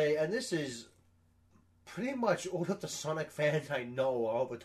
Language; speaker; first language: English; native; English